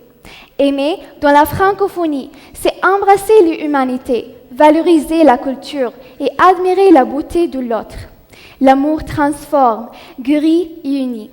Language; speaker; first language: French; non-native, learner; Arabic